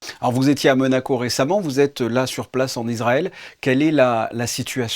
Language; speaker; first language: French; native; French